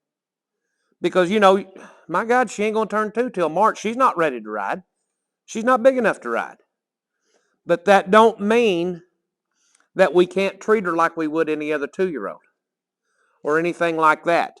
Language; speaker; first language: English; native; English